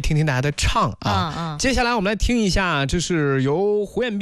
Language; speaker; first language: Chinese; native; Chinese